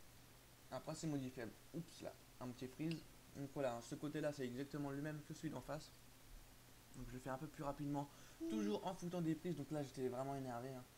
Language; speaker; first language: French; native; French